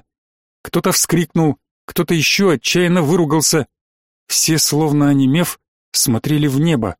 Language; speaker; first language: Russian; native; Russian